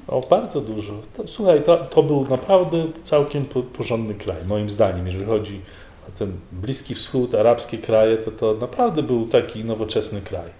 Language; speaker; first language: Polish; native; Polish